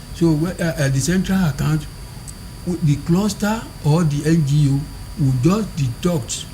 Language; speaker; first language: English; non-native, local second language; Yoruba